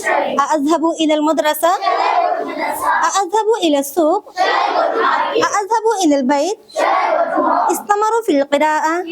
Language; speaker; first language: Arabic; non-native, learner; Urdu